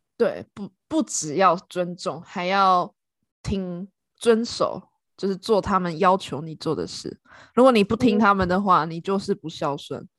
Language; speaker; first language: Chinese; native; Chinese